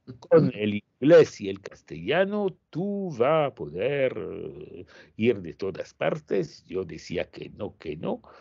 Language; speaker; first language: Spanish; non-native, fluent; French